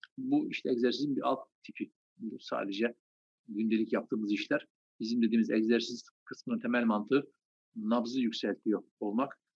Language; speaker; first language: Turkish; native; Turkish